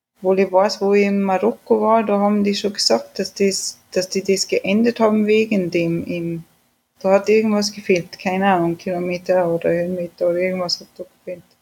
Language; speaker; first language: German; non-native, fluent; Swedish